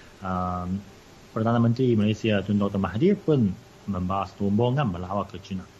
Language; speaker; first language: Malay; non-native, fluent; Chinese